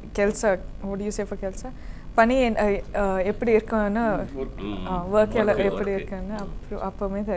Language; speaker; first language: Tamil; non-native, learner; Kannada